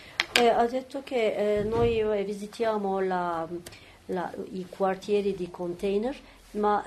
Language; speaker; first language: Italian; non-native, learner; Turkish